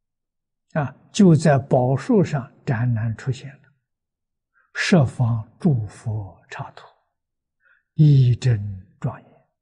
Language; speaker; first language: Chinese; native; Chinese